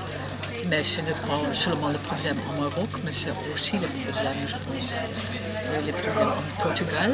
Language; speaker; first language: French; non-native, learner; Dutch